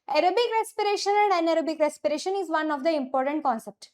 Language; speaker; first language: English; non-native, local second language; Kannada